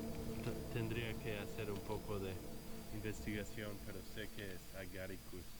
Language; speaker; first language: Spanish; non-native, learner; English